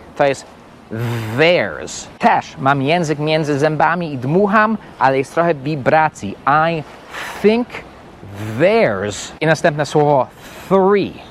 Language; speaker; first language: Polish; non-native, fluent; English